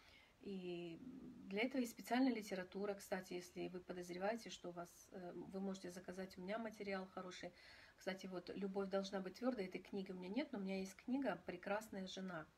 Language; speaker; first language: Russian; native; Russian